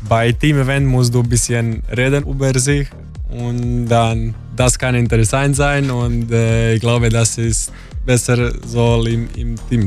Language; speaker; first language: German; non-native, learner; Croatian